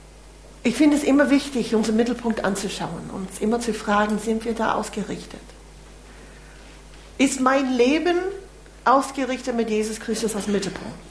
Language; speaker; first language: German; non-native, fluent; English